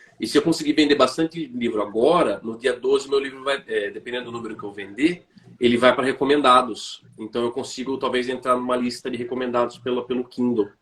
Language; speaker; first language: Portuguese; native; Portuguese